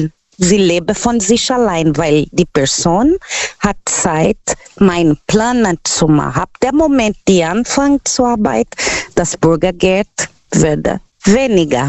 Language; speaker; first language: German; non-native, learner; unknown